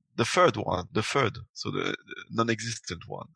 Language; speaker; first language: English; non-native, fluent; French